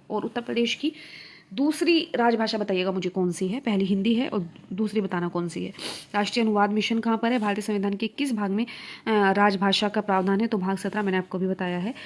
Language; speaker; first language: Hindi; native; Hindi